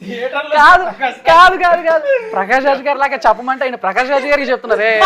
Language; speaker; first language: Telugu; native; Telugu